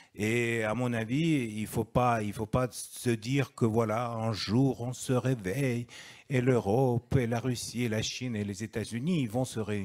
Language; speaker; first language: French; non-native, fluent; Russian